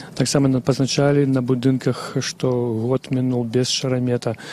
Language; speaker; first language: Russian; non-native, local second language; Belarusian